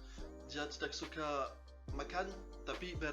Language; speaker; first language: Indonesian; non-native, learner; French